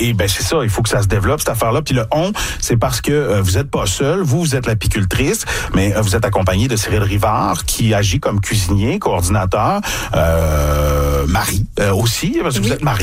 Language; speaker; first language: French; native; French